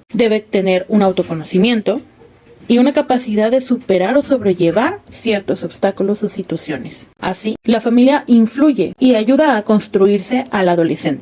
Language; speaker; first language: Spanish; native; Spanish